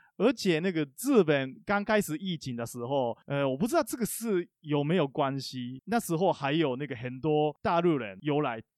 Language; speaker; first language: Chinese; non-native, fluent; Japanese